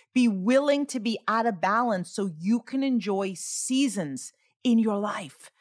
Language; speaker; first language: English; native; English